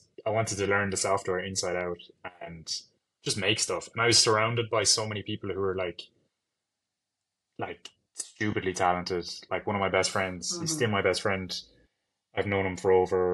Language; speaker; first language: English; native; English